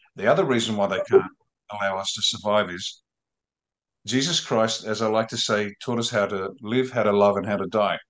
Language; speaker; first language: English; native; English